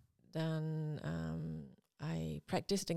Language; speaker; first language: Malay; non-native, learner; English